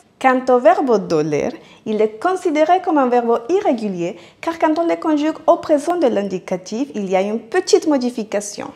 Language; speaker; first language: French; non-native, fluent; Spanish